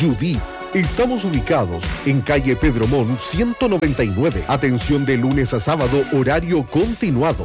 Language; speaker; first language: Spanish; native; Spanish